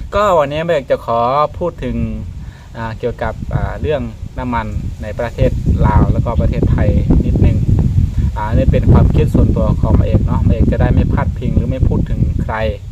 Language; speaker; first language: Thai; native; Thai